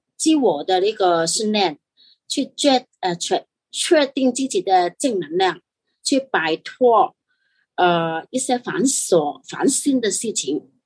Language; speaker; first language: Chinese; non-native, fluent; Cantonese